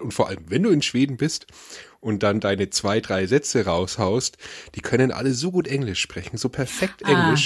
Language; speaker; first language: German; native; German